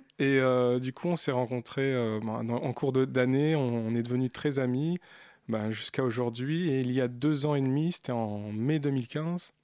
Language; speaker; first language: French; early bilingual, other home language; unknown